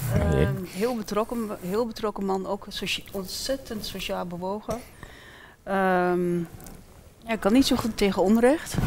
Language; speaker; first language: Dutch; early bilingual, other home language; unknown